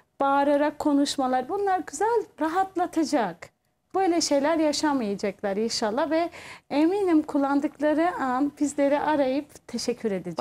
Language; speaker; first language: Turkish; non-native, fluent; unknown